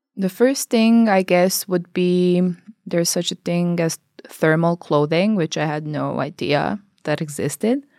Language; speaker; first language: English; non-native, fluent; Albanian